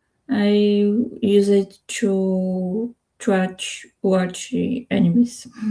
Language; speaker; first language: English; non-native, learner; Spanish